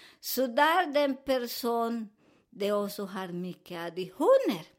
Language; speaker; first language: Swedish; non-native, fluent; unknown